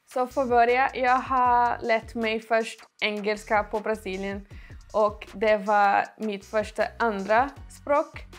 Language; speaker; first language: Swedish; non-native, learner; Portuguese